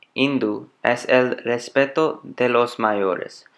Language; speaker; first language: Spanish; non-native, learner; English